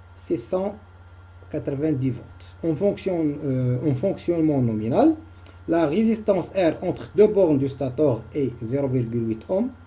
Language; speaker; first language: French; non-native, local second language; Arabic